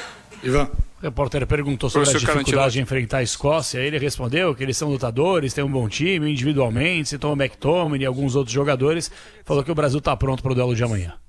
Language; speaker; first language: Portuguese; native; Portuguese